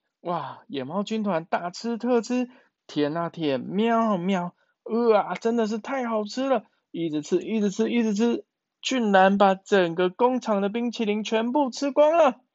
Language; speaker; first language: Chinese; native; Chinese